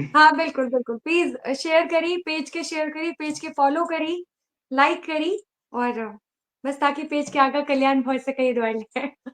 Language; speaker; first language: Maithili; early bilingual, heritage; Maithili